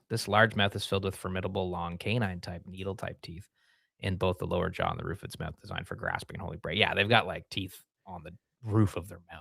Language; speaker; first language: English; native; English